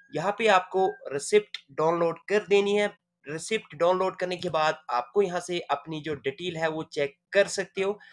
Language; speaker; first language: Hindi; native; Hindi